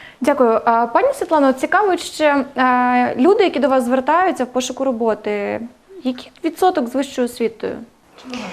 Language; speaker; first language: Ukrainian; native; Ukrainian